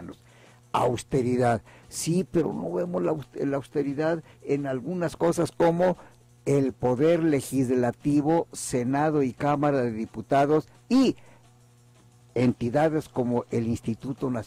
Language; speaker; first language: Spanish; native; Spanish